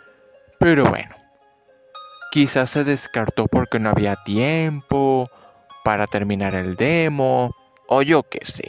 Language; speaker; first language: Spanish; native; Spanish